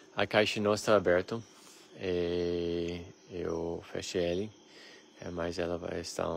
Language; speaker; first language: Portuguese; non-native, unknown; English